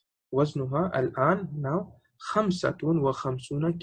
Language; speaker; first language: Arabic; non-native, fluent; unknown